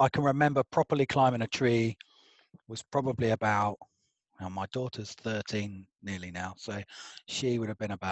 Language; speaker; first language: English; native; English